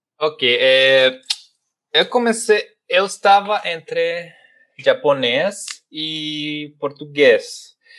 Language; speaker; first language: Portuguese; non-native, fluent; Spanish